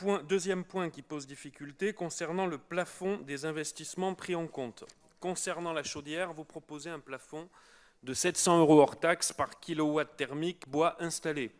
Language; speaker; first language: French; native; French